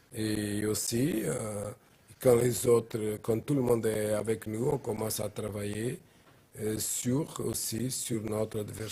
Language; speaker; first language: French; non-native, learner; Portuguese